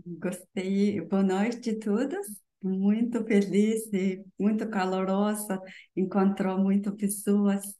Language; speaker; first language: Portuguese; non-native, learner; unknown